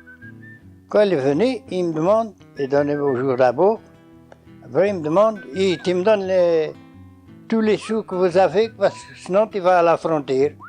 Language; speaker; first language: French; non-native, learner; Portuguese